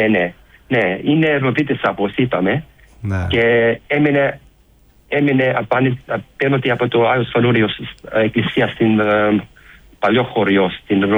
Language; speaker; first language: Greek; early bilingual, heritage; English